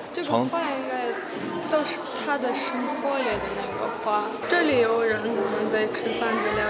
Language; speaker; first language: Chinese; non-native, learner; Ukrainian